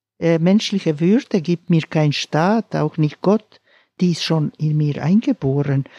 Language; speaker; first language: German; non-native, fluent; Croatian